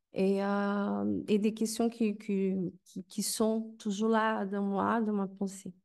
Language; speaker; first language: French; non-native, fluent; Portuguese